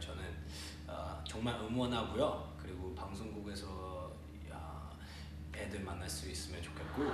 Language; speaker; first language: Korean; non-native, fluent; Cantonese